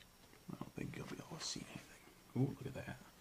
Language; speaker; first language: English; native; English